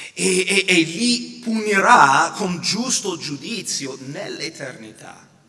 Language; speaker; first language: Italian; non-native, fluent; English